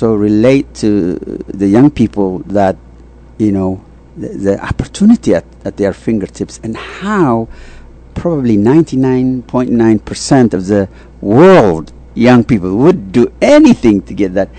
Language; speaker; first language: English; non-native, fluent; Tigrinya